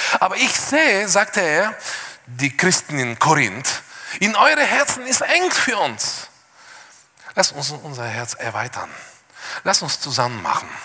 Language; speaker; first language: German; non-native, fluent; Bulgarian